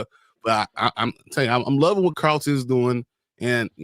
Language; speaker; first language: English; native; English